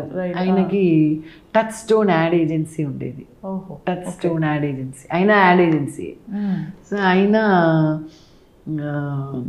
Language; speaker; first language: Telugu; non-native, local second language; Malayalam